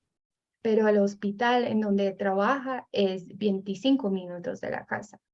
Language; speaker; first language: Spanish; non-native, fluent; English